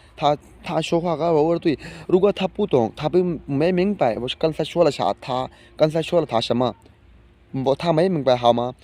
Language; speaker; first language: Chinese; non-native, learner; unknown